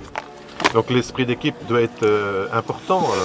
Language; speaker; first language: French; native; French